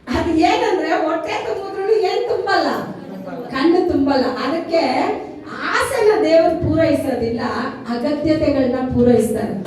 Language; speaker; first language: Kannada; non-native, local second language; Tamil